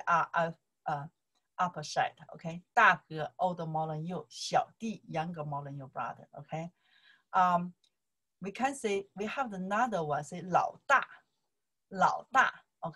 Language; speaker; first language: English; non-native, learner; Chinese